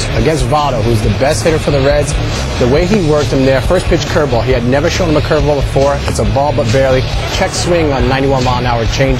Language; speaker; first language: English; native; English